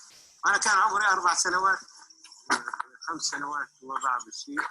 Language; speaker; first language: Arabic; native; Arabic